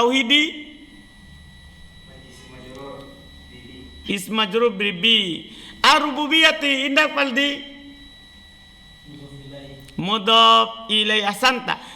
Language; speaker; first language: Arabic; non-native, fluent; Indonesian